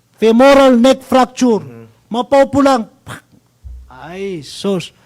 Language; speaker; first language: Filipino; non-native, local second language; Maranao